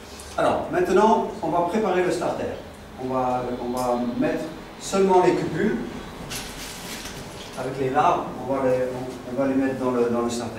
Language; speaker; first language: French; non-native, fluent; Dutch